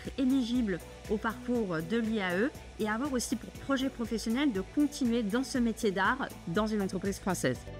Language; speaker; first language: French; native; French